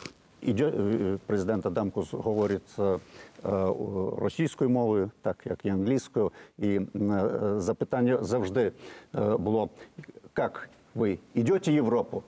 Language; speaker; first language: Ukrainian; non-native, fluent; Lithuanian